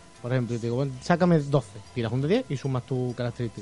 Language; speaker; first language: Spanish; native; Spanish